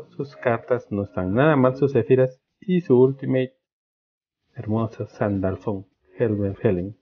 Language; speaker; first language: Spanish; native; Spanish